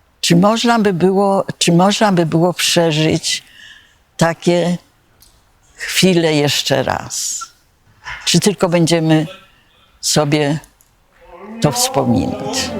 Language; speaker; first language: Polish; native; Polish